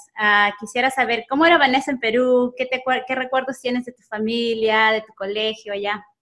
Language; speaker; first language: Spanish; early bilingual, other home language; English